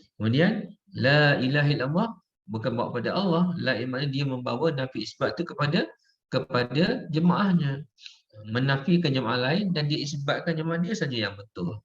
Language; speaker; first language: Malay; native; Malay